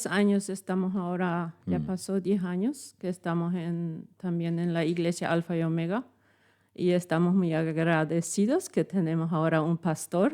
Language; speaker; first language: Spanish; non-native, local second language; Plautdietsch